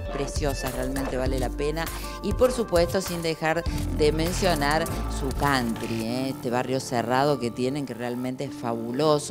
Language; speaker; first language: Spanish; native; Spanish